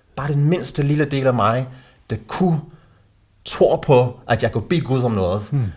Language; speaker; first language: Danish; non-native, fluent; English